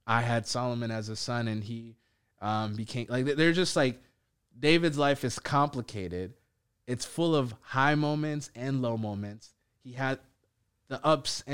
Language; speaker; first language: English; native; English